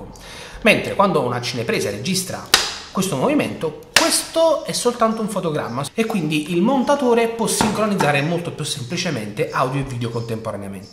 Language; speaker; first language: Italian; native; Italian